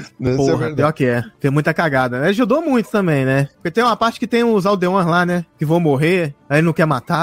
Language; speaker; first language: Portuguese; native; Portuguese